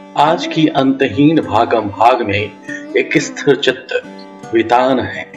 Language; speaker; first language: Hindi; native; Hindi